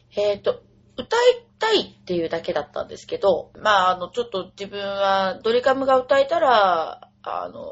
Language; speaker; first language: Japanese; native; Japanese